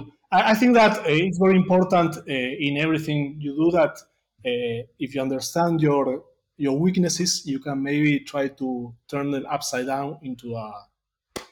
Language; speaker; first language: English; non-native, fluent; Spanish